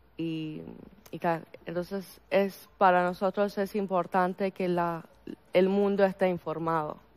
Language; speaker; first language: Spanish; non-native, fluent; Persian